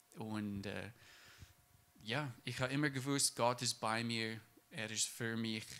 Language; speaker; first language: German; non-native, fluent; English